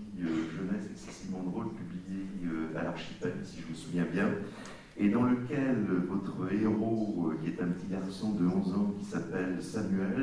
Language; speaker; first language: French; native; French